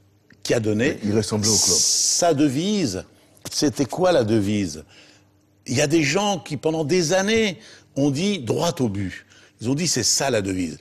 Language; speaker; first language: French; native; French